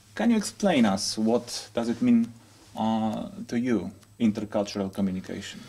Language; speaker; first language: English; non-native, fluent; Polish